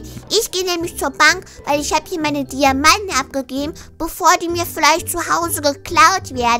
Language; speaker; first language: German; native; German